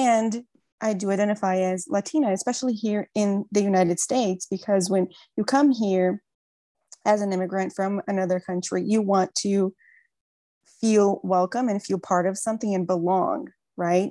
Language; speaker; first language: English; non-native, fluent; Portuguese